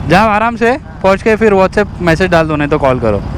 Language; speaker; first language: Hindi; non-native, local second language; Marathi